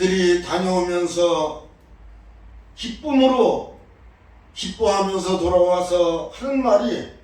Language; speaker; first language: Korean; native; Korean